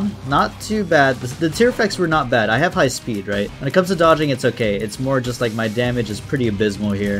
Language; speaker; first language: English; native; English